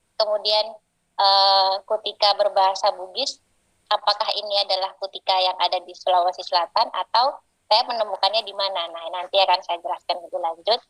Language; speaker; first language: Indonesian; native; Indonesian